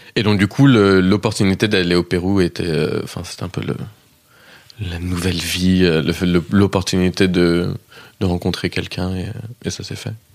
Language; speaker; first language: French; early bilingual, heritage; French